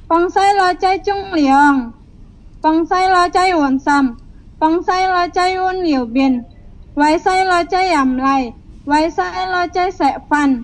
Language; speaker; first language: Cantonese; non-native, learner; Indonesian